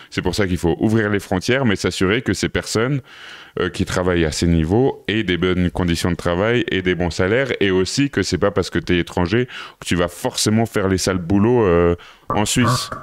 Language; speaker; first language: French; native; French